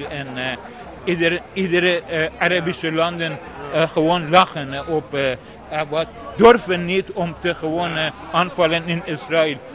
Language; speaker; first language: Dutch; non-native, learner; Persian